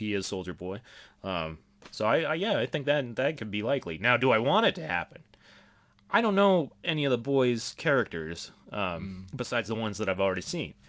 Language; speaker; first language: English; native; English